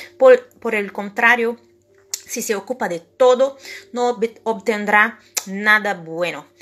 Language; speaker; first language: Spanish; non-native, fluent; Portuguese